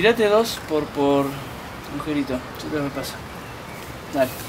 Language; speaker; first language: Spanish; native; Spanish